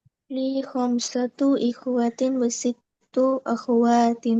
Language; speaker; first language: Arabic; non-native, learner; Bangla